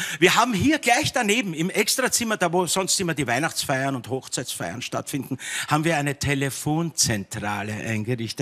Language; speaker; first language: German; native; German